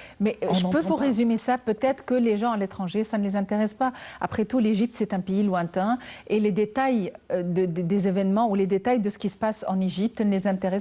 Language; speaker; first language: French; non-native, local second language; Arabic